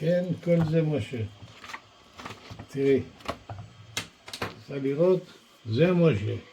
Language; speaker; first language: Hebrew; non-native, fluent; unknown